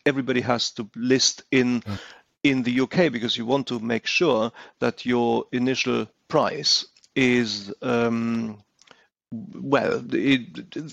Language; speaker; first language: English; non-native, fluent; German